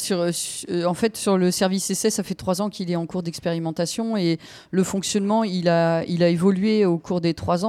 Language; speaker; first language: French; native; French